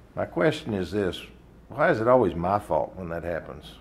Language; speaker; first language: English; native; English